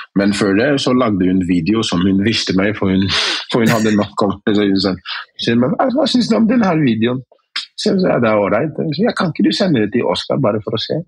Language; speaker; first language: Norwegian; early bilingual, other home language; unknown